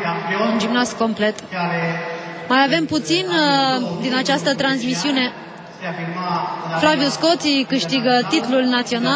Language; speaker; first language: Romanian; native; Romanian